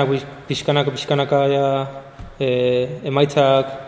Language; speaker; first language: Basque; non-native, local second language; Spanish